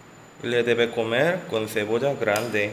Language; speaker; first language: Spanish; non-native, learner; Korean